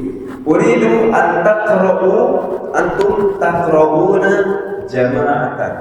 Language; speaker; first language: Arabic; non-native, fluent; Indonesian